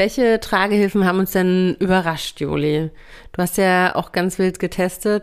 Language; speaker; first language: German; native; German